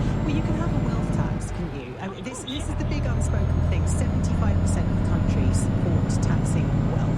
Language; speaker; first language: English; native; English